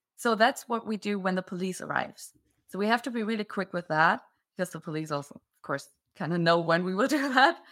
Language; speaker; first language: English; non-native, fluent; German